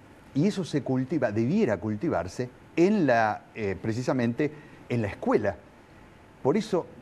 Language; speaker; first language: Spanish; native; Spanish